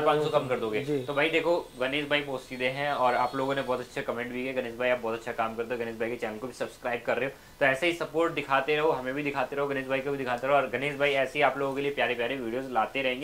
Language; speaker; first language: Hindi; native; Hindi